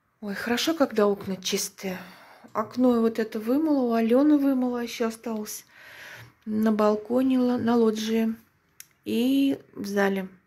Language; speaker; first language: Russian; native; Russian